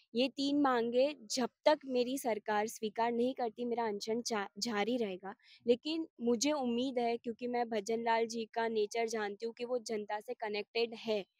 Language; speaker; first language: Hindi; non-native, local second language; Gujarati